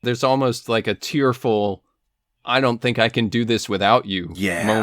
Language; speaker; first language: English; native; English